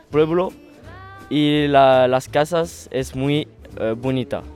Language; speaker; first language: Spanish; non-native, learner; French